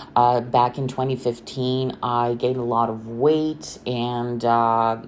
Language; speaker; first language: English; non-native, fluent; Romanian